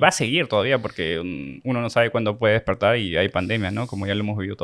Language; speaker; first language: Spanish; native; Spanish